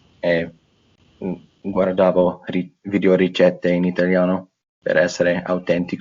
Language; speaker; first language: Italian; non-native, fluent; English